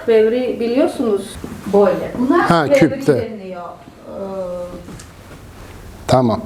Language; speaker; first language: Turkish; non-native, fluent; Georgian